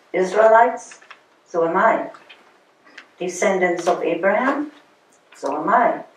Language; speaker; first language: English; early bilingual, other home language; German